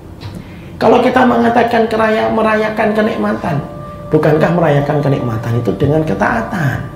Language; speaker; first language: Indonesian; native; Indonesian